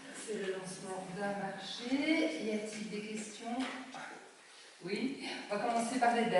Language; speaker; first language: French; native; French